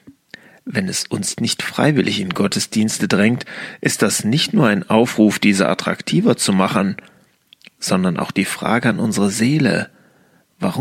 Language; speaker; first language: German; native; German